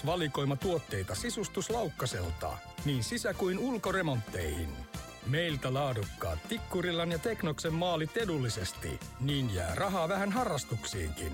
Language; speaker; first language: Finnish; native; Finnish